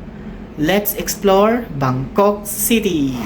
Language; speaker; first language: English; non-native, local second language; Filipino